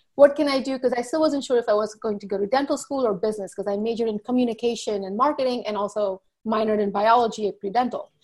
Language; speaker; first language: English; early bilingual, other home language; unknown